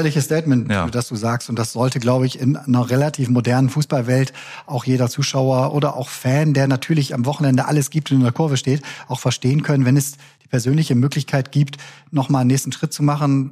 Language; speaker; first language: German; native; German